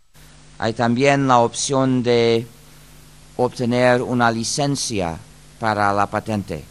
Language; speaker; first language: Spanish; non-native, fluent; English